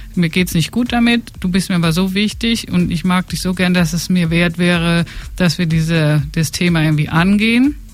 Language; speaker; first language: German; native; German